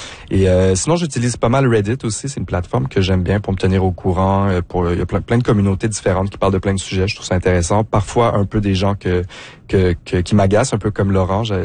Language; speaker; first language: French; native; French